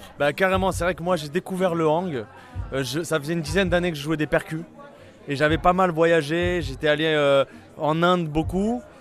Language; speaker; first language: French; native; French